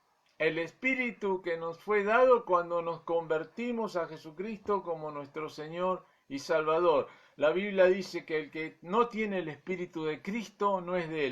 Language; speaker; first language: Spanish; native; Spanish